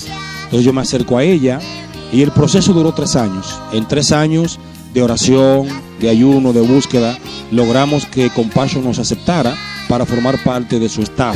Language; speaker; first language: Spanish; native; Spanish